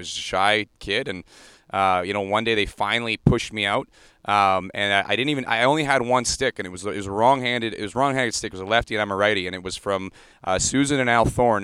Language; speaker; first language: English; native; English